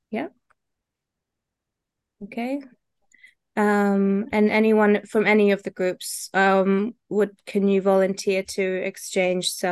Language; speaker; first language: English; native; English